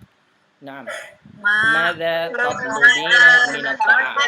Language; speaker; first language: Arabic; non-native, fluent; Indonesian